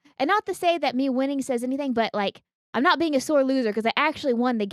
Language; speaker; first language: English; native; English